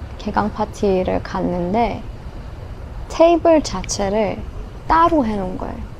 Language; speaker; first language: Korean; non-native, fluent; Persian